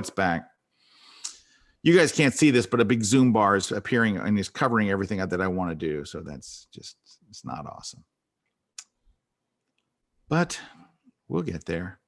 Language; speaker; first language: English; native; English